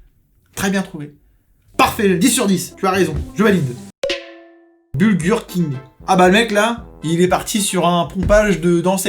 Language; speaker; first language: French; native; French